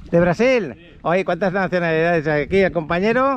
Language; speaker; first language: Spanish; native; Spanish